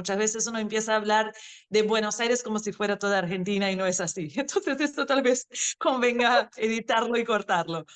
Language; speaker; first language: Spanish; non-native, fluent; Portuguese